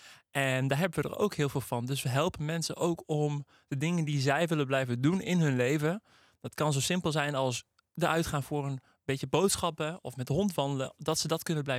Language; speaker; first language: Dutch; native; Dutch